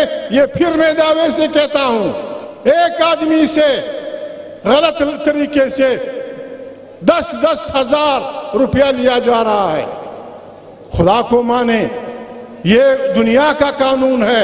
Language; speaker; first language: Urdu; non-native, local second language; Pashto